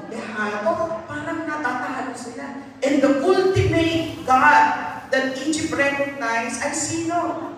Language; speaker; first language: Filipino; non-native, local second language; Iloko